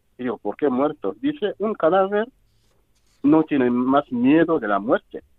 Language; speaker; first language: Spanish; non-native, fluent; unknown